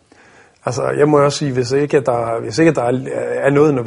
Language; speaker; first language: Danish; native; Danish